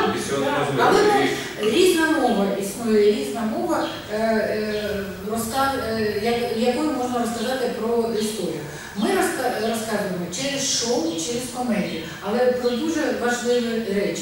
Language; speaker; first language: Ukrainian; non-native, local second language; Russian